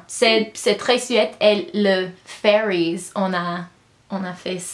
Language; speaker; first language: French; non-native, learner; English